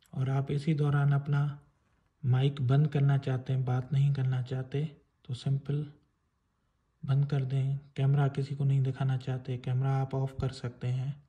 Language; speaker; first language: Urdu; non-native, local second language; Sindhi